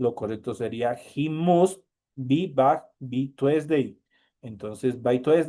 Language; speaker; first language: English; non-native, fluent; Spanish